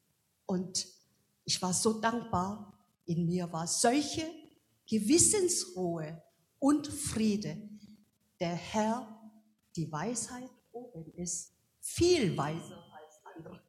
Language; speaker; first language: German; non-native, learner; Korean